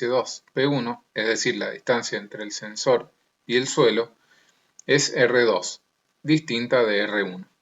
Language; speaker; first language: Spanish; native; Spanish